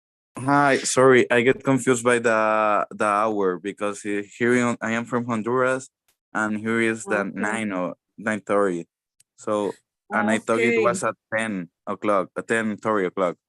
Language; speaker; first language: English; non-native, learner; Spanish